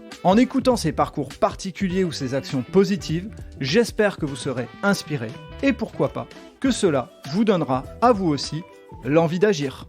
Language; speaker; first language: French; native; French